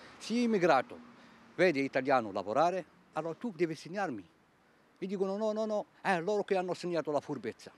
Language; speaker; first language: Italian; non-native, fluent; Arabic